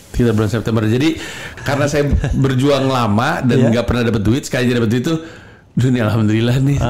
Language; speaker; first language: Indonesian; native; Indonesian